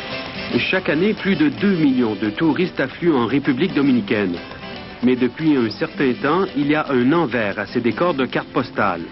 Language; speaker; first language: French; native; French